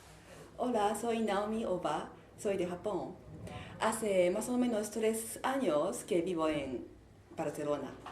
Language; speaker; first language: Spanish; non-native, learner; Japanese